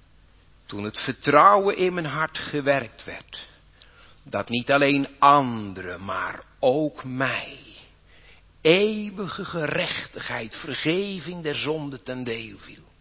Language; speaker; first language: Dutch; native; Dutch